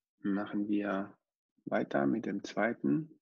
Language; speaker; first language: German; non-native, fluent; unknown